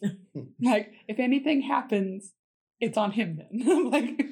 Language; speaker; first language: English; native; English